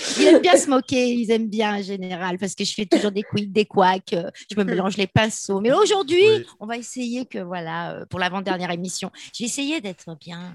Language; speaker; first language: French; native; French